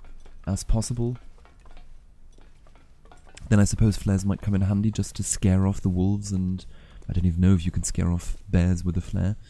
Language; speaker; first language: English; native; English